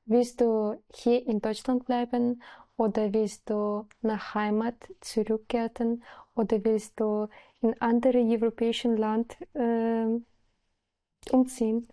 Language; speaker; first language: German; non-native, learner; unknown